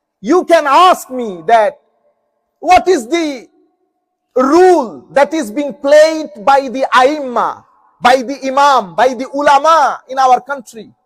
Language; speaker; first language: English; non-native, local second language; Bangla